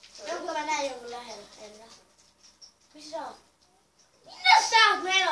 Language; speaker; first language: Finnish; native; Finnish